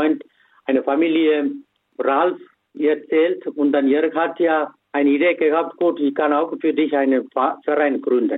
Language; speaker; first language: German; non-native, fluent; Tamil